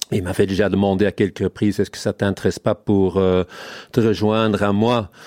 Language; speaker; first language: French; non-native, fluent; Dutch